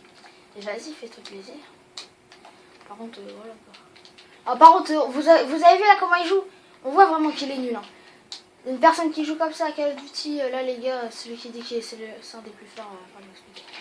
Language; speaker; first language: French; native; French